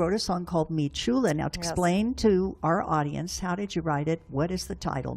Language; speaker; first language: English; native; English